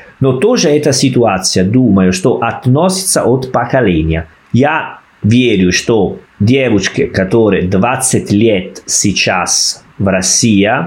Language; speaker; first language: Russian; non-native, fluent; Italian